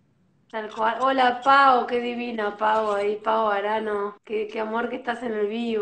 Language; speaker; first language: Spanish; native; Spanish